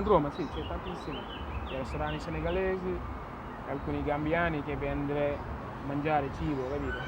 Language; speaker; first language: Italian; non-native, learner; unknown